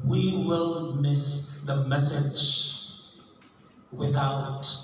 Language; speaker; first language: English; non-native, local second language; Filipino